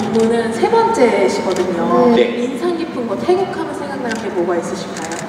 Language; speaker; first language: Thai; native; Thai